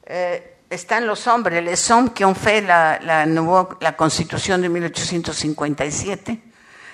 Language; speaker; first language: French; non-native, learner; Spanish